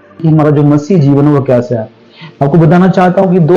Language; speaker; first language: Hindi; native; Hindi